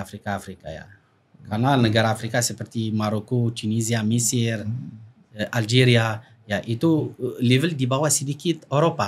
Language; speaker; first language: Indonesian; non-native, fluent; Arabic